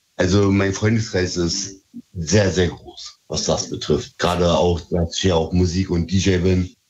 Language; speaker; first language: German; early bilingual, other home language; Turkish